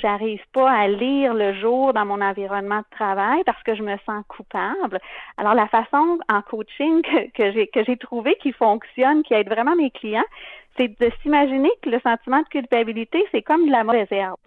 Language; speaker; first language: French; native; French